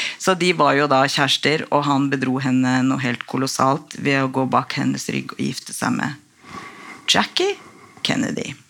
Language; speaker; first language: Norwegian; native; Norwegian